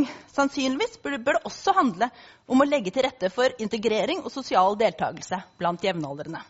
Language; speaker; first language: Norwegian; native; Norwegian